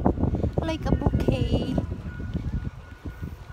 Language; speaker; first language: English; non-native, learner; Filipino